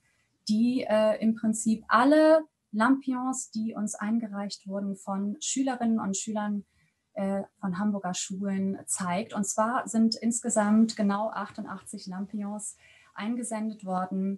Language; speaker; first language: German; native; German